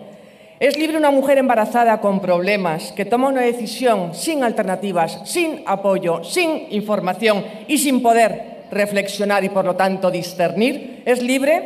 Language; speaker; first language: Spanish; native; Spanish